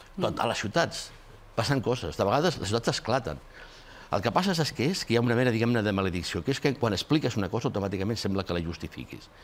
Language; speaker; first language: Catalan; non-native, local second language; Spanish